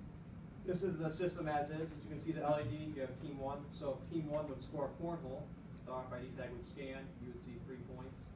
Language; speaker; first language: English; native; English